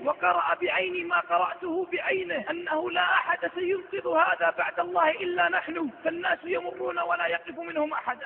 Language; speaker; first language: Arabic; native; Arabic